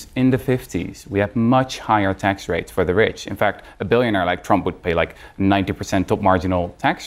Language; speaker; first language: English; non-native, fluent; Dutch